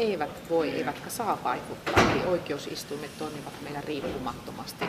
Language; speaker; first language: Finnish; native; Finnish